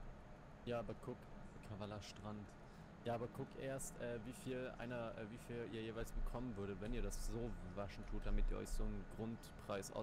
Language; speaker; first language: German; native; German